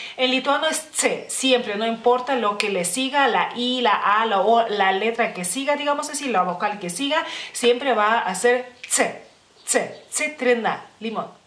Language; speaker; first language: Spanish; non-native, fluent; Lithuanian